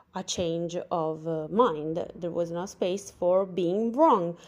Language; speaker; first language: English; non-native, fluent; Italian